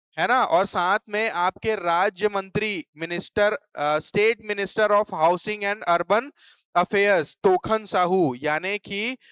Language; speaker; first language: Hindi; native; Hindi